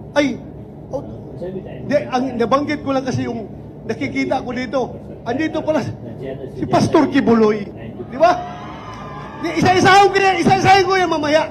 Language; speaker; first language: Filipino; non-native, local second language; Cebuano